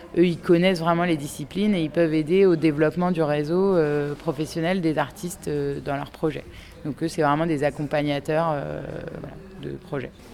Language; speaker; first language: French; native; French